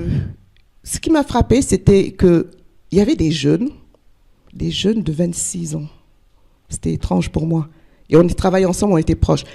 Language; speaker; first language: French; native; French